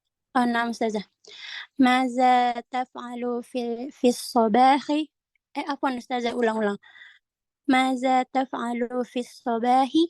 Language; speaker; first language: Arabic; non-native, learner; Indonesian